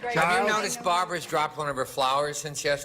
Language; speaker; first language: English; native; English